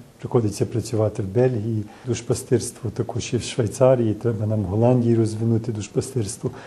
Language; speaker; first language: Ukrainian; early bilingual, heritage; Ukrainian